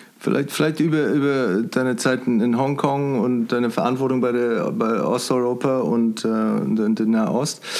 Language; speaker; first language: German; non-native, fluent; English